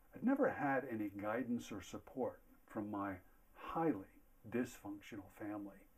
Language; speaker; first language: English; native; English